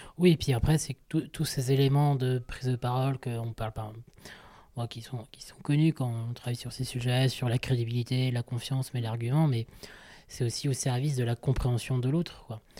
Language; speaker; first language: French; native; French